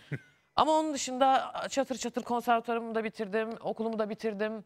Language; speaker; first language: Turkish; native; Turkish